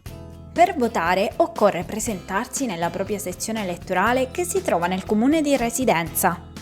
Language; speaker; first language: Italian; native; Italian